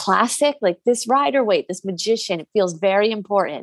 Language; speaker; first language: English; native; English